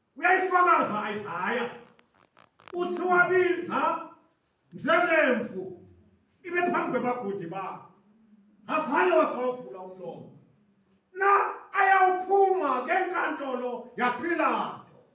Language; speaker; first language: Zulu; non-native, local second language; Swati